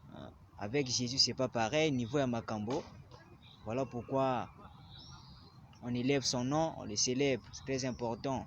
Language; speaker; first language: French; non-native, local second language; Lingala